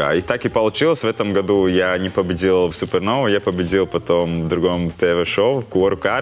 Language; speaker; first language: Russian; non-native, local second language; Latvian